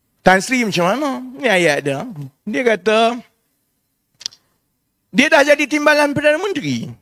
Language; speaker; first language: Malay; native; Malay